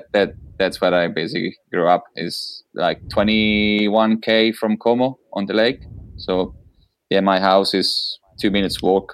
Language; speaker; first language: English; non-native, fluent; Italian